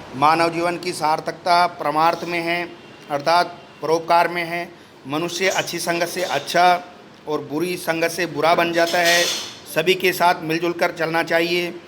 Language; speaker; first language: Hindi; native; Hindi